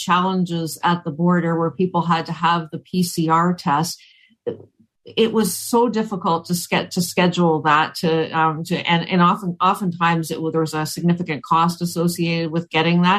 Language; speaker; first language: English; native; English